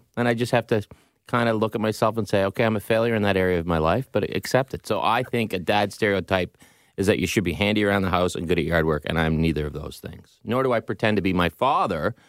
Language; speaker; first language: English; native; English